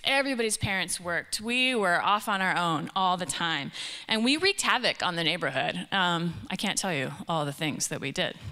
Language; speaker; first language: English; native; English